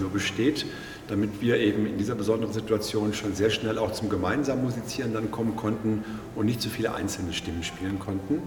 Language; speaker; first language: German; native; German